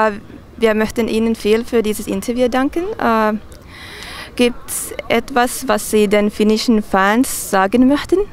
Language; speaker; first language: German; non-native, fluent; Finnish